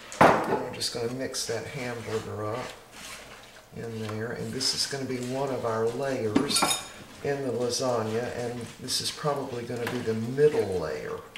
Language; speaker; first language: English; native; English